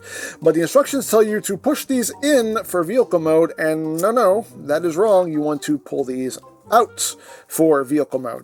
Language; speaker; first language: English; native; English